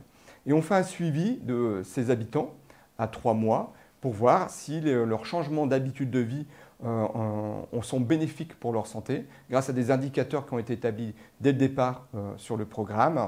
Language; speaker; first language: French; native; French